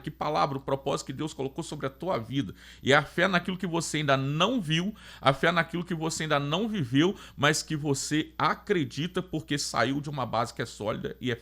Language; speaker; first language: Portuguese; native; Portuguese